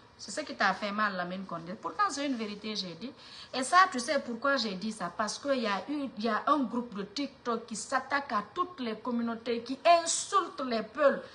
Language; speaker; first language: French; non-native, local second language; Mandingo